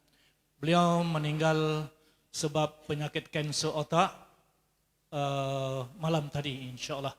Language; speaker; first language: Malay; native; Malay